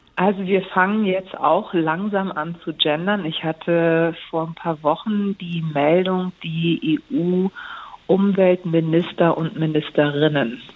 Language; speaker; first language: German; early bilingual, other home language; Greek